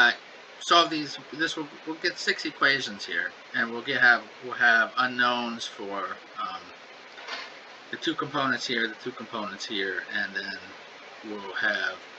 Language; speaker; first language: English; native; English